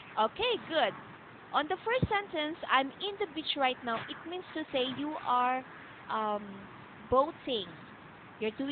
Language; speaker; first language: English; non-native, local second language; Filipino